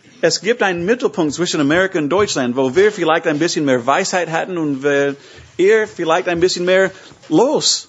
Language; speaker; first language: German; non-native, fluent; English